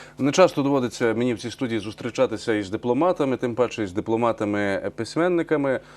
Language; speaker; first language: Ukrainian; native; Ukrainian